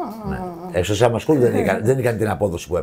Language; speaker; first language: Greek; native; Greek